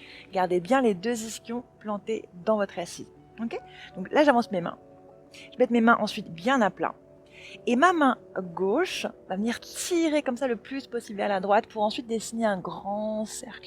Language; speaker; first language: French; native; French